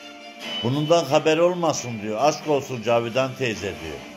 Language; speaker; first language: Turkish; native; Turkish